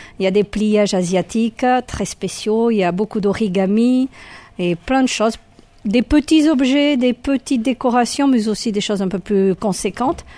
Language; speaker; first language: French; native; French